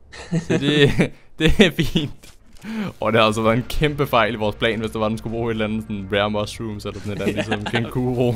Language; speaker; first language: Danish; native; Danish